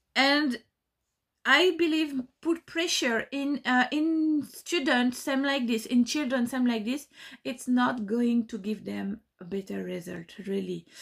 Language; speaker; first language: English; non-native, learner; French